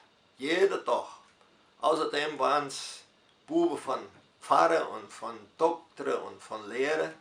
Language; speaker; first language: German; early bilingual, heritage; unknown